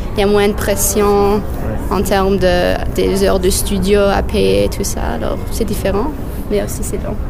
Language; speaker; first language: French; native; French